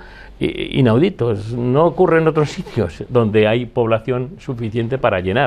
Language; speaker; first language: Spanish; native; Spanish